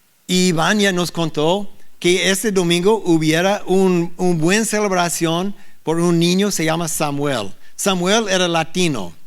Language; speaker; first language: Spanish; non-native, learner; English